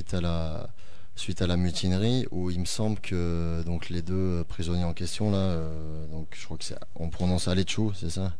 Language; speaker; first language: French; native; French